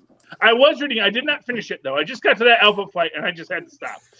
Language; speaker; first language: English; native; English